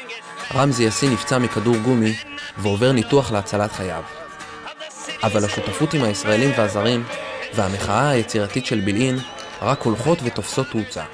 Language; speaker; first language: Hebrew; native; Hebrew